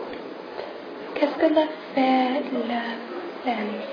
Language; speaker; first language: French; non-native, learner; English